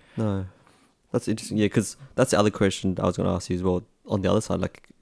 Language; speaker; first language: English; native; English